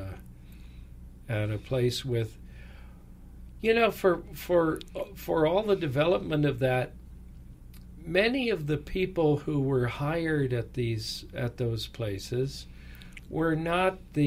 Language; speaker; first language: English; native; English